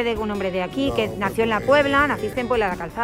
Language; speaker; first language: Spanish; native; Spanish